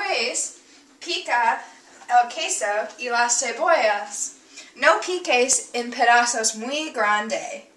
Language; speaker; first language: Spanish; non-native, learner; English